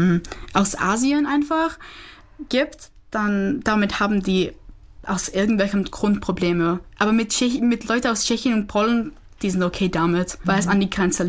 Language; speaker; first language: German; non-native, fluent; Czech